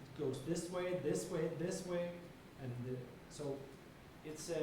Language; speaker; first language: English; non-native, fluent; Danish